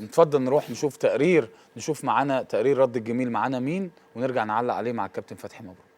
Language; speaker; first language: Arabic; native; Arabic